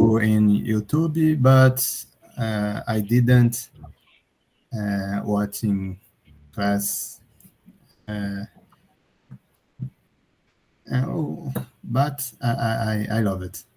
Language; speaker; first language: English; non-native, learner; Portuguese